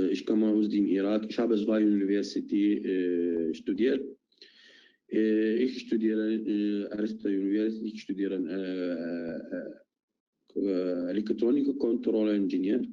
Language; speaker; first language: German; non-native, learner; Arabic